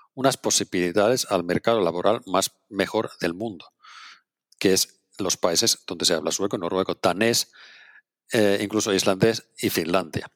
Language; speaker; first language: Spanish; non-native, fluent; Finnish